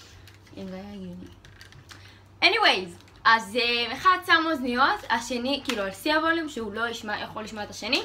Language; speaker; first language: Hebrew; native; Hebrew